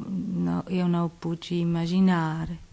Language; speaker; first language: Portuguese; non-native, learner; Italian